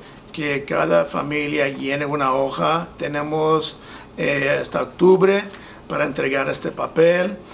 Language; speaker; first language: Spanish; non-native, fluent; English